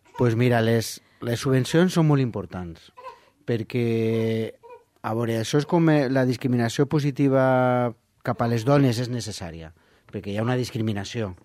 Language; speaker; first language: Catalan; non-native, local second language; Spanish